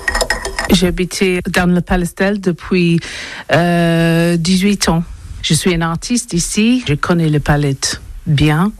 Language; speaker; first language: French; non-native, learner; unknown